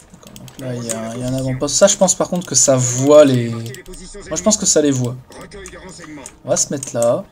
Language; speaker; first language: French; native; French